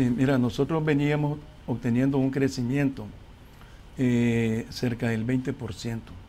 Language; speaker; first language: Spanish; native; Spanish